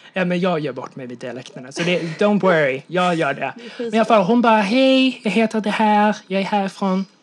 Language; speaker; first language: Swedish; native; Swedish